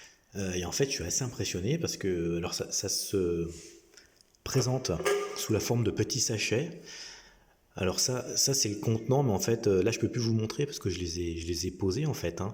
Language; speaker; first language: French; native; French